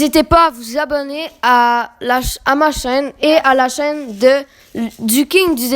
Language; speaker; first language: French; native; French